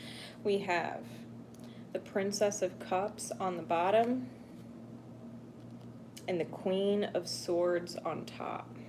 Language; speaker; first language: English; native; English